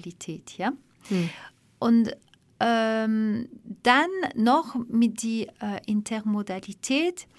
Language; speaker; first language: German; non-native, learner; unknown